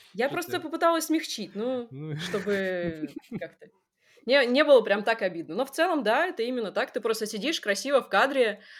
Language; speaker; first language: Russian; native; Russian